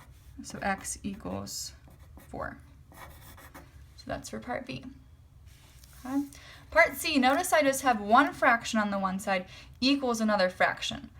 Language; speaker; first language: English; native; English